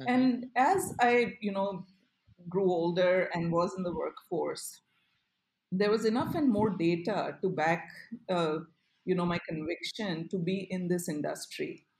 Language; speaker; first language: English; non-native, local second language; Gujarati